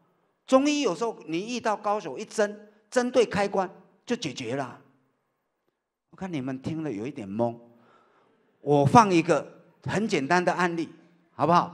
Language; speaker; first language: Chinese; native; Chinese